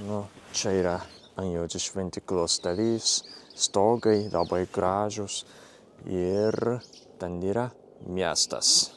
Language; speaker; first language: Lithuanian; non-native, fluent; Japanese